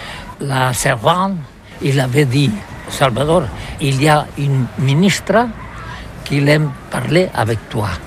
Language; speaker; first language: French; non-native, learner; Catalan